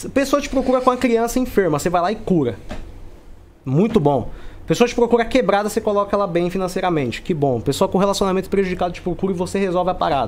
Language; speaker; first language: Portuguese; native; Portuguese